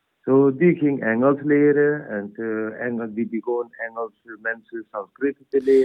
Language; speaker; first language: Dutch; non-native, fluent; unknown